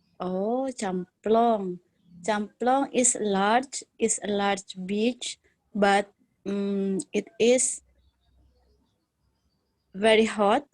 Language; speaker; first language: English; non-native, learner; Indonesian